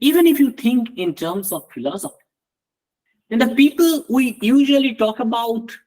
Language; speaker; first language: English; non-native, local second language; Bangla